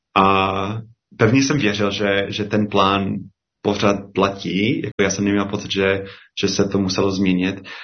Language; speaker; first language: Czech; non-native, fluent; English